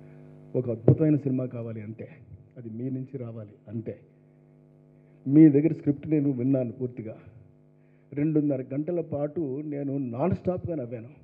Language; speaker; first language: Telugu; native; Telugu